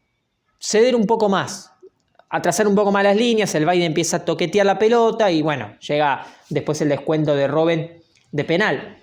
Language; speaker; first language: Spanish; native; Spanish